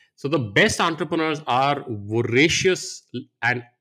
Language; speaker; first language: English; non-native, local second language; Hindi